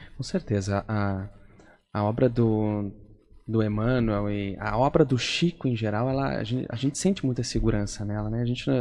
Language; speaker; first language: Portuguese; native; Portuguese